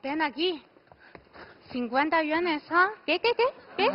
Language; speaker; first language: Spanish; non-native, fluent; Chinese